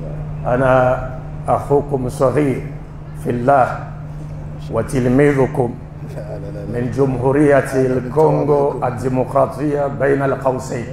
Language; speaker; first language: Arabic; non-native, fluent; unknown